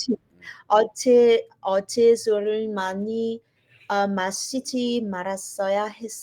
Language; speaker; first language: Korean; non-native, learner; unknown